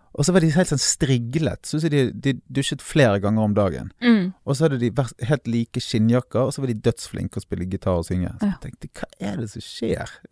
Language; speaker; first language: Norwegian; native; Norwegian